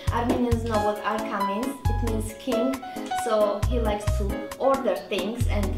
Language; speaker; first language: English; non-native, fluent; Armenian